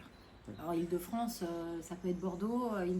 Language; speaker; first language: French; native; French